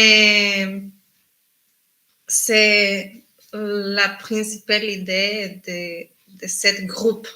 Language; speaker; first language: French; non-native, learner; Spanish